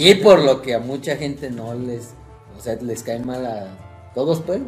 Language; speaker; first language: Spanish; native; Spanish